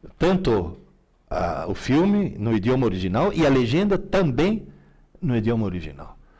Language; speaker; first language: Portuguese; early bilingual, other home language; Italian